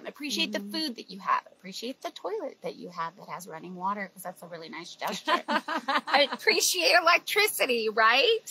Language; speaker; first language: English; native; English